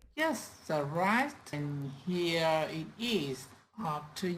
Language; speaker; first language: English; non-native, learner; Vietnamese